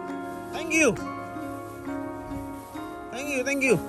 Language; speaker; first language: English; non-native, learner; Indonesian